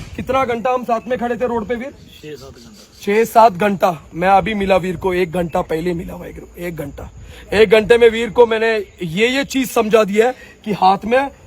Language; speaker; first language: Hindi; native; Hindi